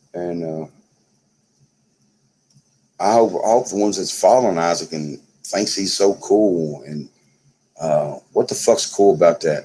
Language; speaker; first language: English; native; English